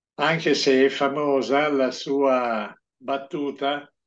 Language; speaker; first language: Italian; non-native, local second language; Friulian